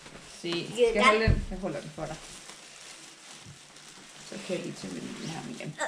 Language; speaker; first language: Danish; native; Danish